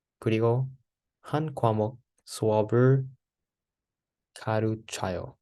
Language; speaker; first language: Korean; non-native, learner; English